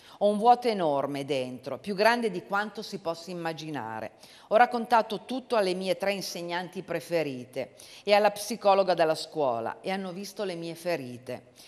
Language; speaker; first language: Italian; native; Italian